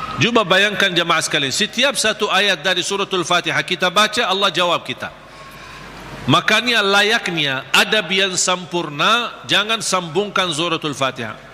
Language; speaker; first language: Malay; non-native, fluent; Arabic